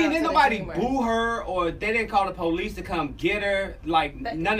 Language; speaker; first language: English; native; English